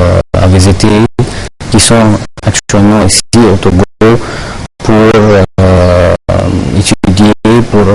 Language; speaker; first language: French; non-native, fluent; Arabic